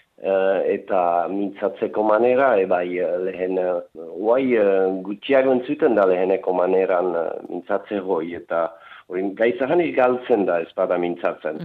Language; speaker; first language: Basque; native; Basque